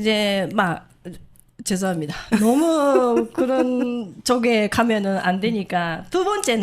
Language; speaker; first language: Korean; non-native, fluent; Japanese